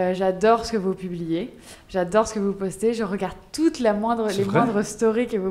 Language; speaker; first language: French; native; French